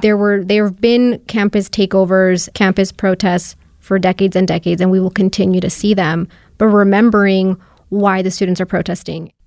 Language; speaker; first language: English; early bilingual, other home language; Spanish